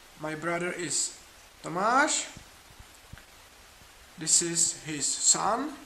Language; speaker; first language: English; non-native, learner; Czech